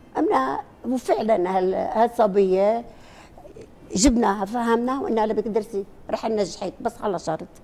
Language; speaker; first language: Arabic; non-native, local second language; Kurdish